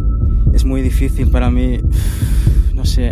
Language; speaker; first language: Spanish; non-native, fluent; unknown